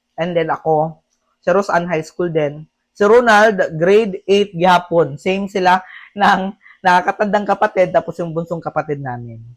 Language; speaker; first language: Filipino; native; Filipino